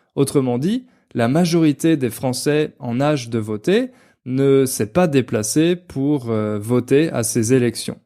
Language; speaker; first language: French; native; French